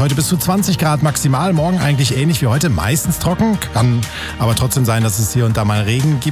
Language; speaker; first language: German; native; German